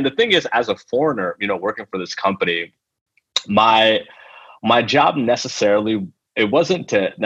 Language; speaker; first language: English; early bilingual, other home language; Telugu